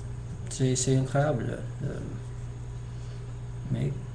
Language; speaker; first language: French; non-native, learner; English